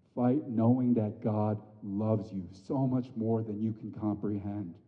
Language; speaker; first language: English; native; English